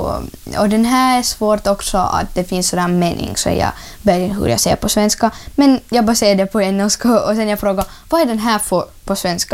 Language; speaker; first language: Swedish; non-native, learner; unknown